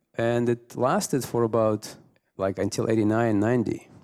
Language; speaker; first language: English; non-native, fluent; Russian